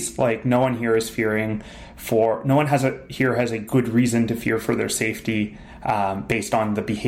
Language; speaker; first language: English; native; English